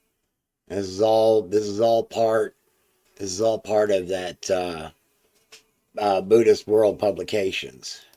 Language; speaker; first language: English; native; English